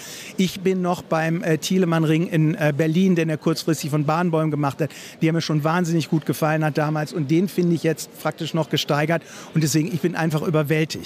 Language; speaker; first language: German; native; German